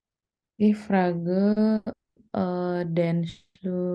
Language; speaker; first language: German; non-native, learner; Indonesian